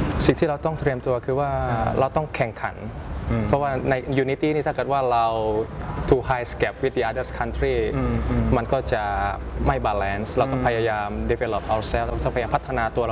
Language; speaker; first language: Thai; early bilingual, other home language; Indonesian